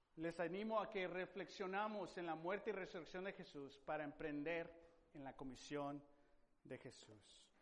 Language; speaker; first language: Spanish; non-native, fluent; English